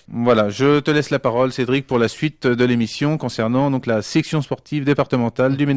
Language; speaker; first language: French; native; French